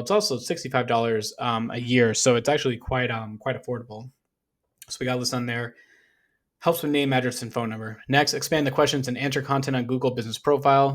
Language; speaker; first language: English; native; English